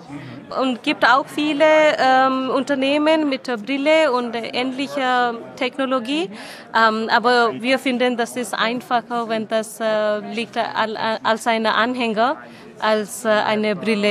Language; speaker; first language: German; non-native, learner; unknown